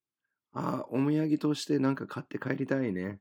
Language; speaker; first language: Japanese; non-native, fluent; English